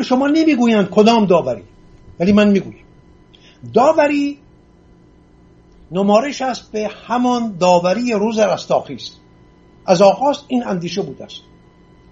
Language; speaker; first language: Persian; non-native, local second language; Assyrian Neo-Aramaic